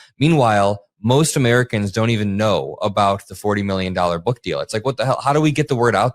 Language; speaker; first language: English; native; English